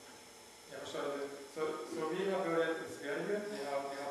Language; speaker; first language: Swedish; non-native, learner; German